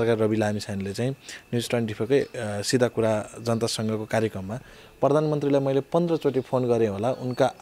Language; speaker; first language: Nepali; native; Nepali